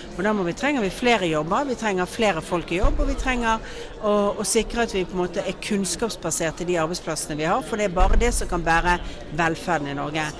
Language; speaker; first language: Norwegian; native; Norwegian